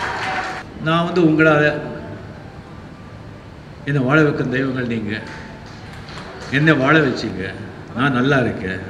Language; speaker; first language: Tamil; non-native, fluent; Marathi